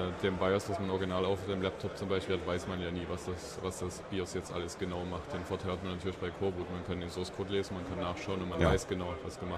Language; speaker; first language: German; native; German